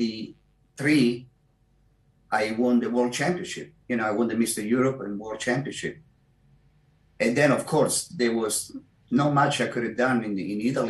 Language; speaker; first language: English; non-native, fluent; Italian